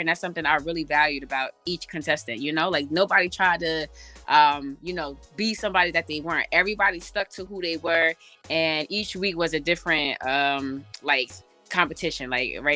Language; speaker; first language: English; early bilingual, other home language; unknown